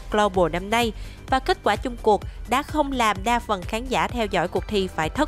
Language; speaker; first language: Vietnamese; native; Vietnamese